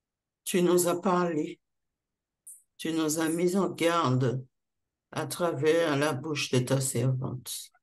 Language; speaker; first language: French; native; French